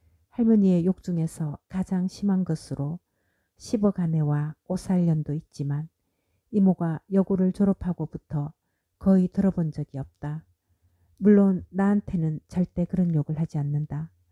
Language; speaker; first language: Korean; native; Korean